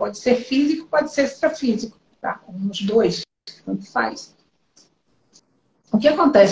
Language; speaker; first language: Portuguese; native; Portuguese